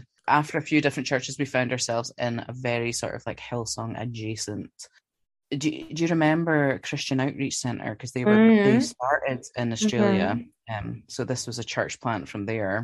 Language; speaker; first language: English; native; English